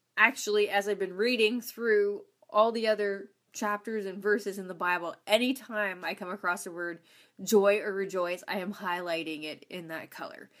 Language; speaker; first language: English; native; English